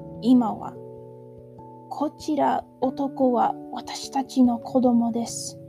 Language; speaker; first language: Japanese; non-native, learner; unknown